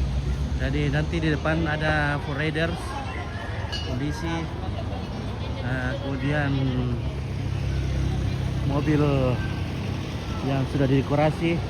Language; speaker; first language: Indonesian; non-native, local second language; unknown